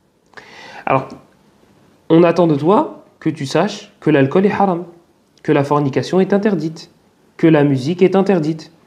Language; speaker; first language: French; native; French